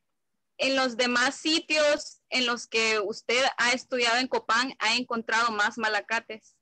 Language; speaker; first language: Spanish; native; Spanish